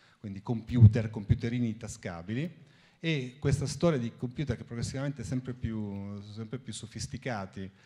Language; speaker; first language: Italian; native; Italian